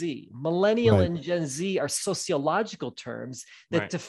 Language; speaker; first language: English; native; English